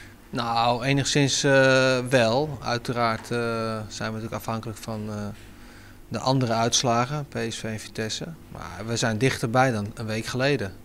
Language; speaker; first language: Dutch; native; Dutch